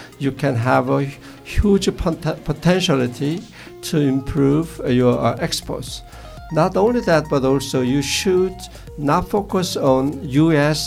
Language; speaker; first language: English; non-native, learner; Korean